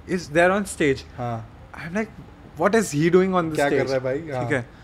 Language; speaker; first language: Hindi; native; Hindi